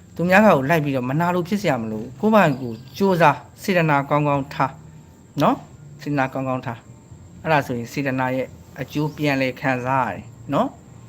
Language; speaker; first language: Burmese; native; Burmese